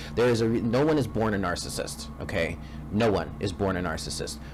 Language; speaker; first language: English; native; English